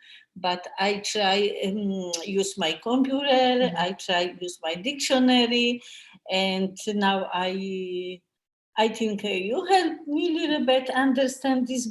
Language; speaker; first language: English; non-native, learner; Polish